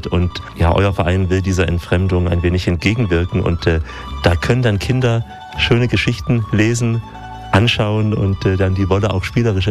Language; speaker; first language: German; native; German